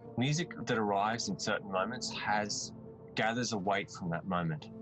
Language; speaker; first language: English; native; English